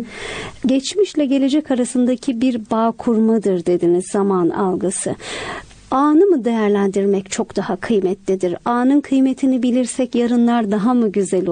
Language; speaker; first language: Turkish; native; Turkish